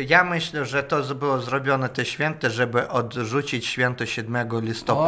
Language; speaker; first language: Polish; non-native, fluent; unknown